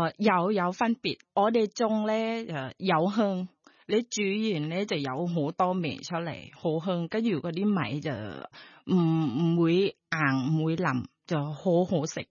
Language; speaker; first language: Cantonese; non-native, fluent; Thai